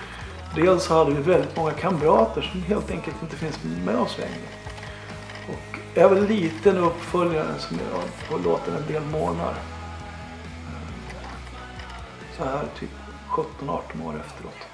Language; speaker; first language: Swedish; native; Swedish